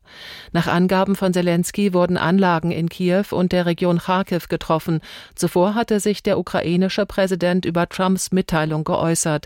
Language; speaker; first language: German; native; German